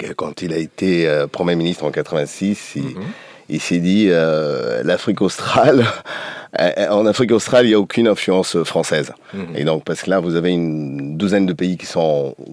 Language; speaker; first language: French; non-native, fluent; Portuguese